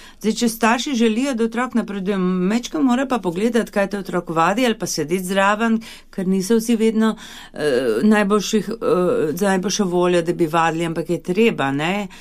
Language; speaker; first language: Slovenian; early bilingual, other home language; Hungarian